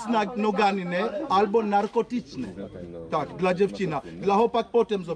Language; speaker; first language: Polish; non-native, learner; Swahili